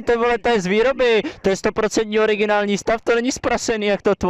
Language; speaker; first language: Czech; native; Czech